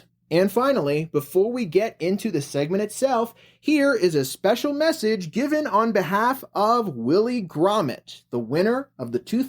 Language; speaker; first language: English; native; English